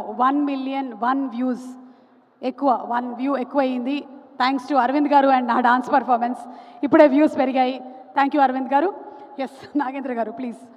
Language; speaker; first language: Telugu; native; Telugu